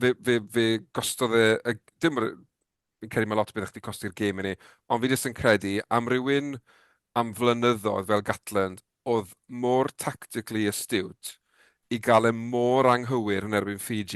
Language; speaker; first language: Welsh; native; Welsh